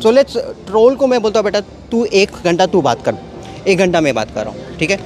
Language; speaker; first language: Hindi; native; Hindi